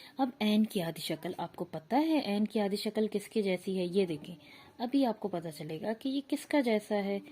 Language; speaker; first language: Urdu; native; Urdu